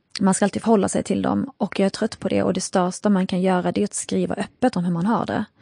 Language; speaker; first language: Swedish; early bilingual, other home language; Arabic